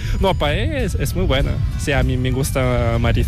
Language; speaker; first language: Spanish; non-native, fluent; Korean